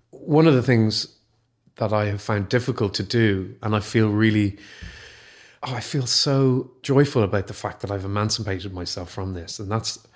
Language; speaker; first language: English; native; English